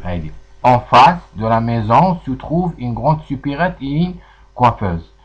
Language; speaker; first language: French; non-native, local second language; Arabic